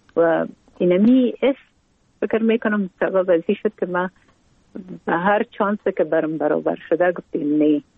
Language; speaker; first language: Persian; native; Persian